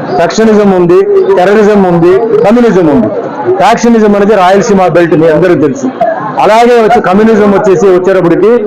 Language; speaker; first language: Telugu; non-native, fluent; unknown